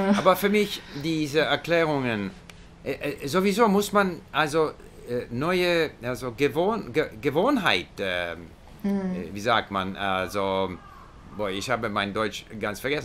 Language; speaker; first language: German; non-native, learner; English